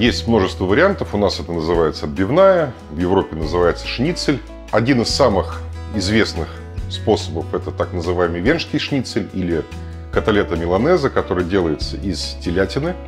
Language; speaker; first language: Russian; native; Russian